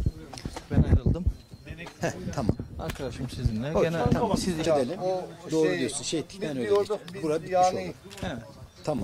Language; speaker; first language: Turkish; native; Turkish